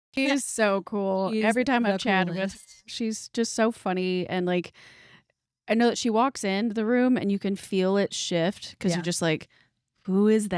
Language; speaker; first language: English; native; English